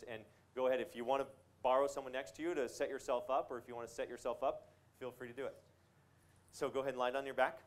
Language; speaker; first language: English; native; English